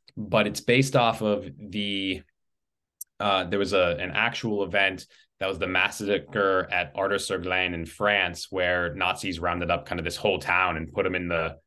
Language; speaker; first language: English; native; English